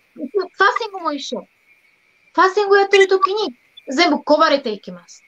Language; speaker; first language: Japanese; non-native, fluent; Slovak